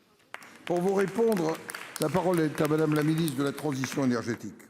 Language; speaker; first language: French; native; French